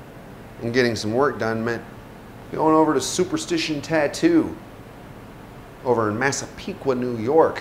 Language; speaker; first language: English; native; English